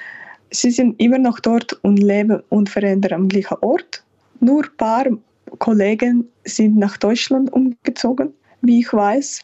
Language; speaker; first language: German; non-native, fluent; Ukrainian